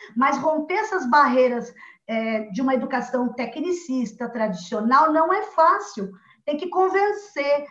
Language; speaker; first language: Portuguese; native; Portuguese